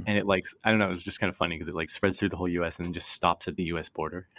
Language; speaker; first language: English; native; English